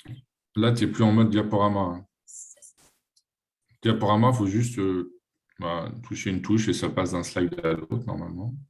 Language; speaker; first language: French; native; French